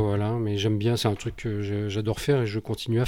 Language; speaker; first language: French; native; French